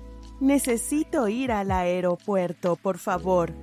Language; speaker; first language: Spanish; non-native, learner; English